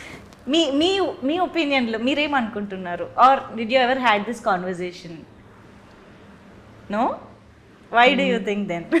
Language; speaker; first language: Telugu; native; Telugu